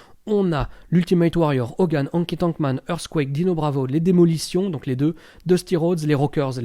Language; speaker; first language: French; native; French